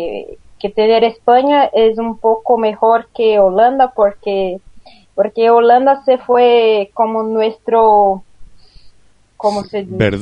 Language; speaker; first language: Spanish; non-native, learner; Portuguese